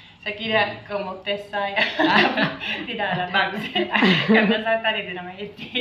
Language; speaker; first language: Indonesian; non-native, fluent; Dutch